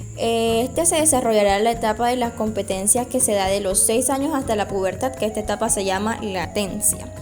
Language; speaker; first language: Spanish; native; Spanish